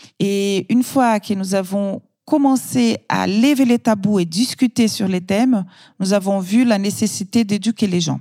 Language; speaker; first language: French; non-native, fluent; Portuguese